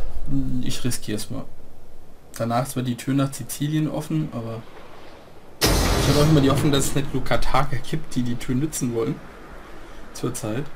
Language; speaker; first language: German; native; German